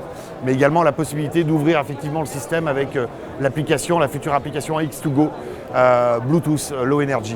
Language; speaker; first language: French; native; French